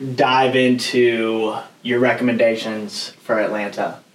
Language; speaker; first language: English; native; English